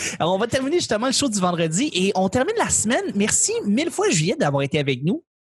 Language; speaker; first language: French; native; French